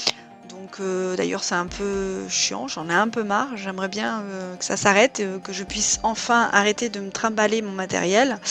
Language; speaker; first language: French; native; French